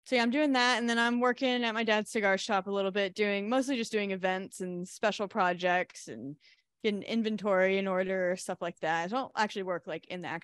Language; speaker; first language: English; native; English